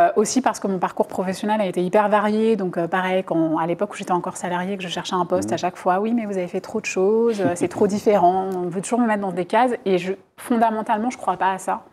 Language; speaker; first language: French; native; French